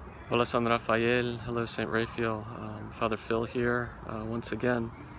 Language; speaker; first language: English; native; English